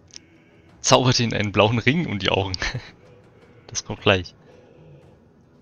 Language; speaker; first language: German; native; German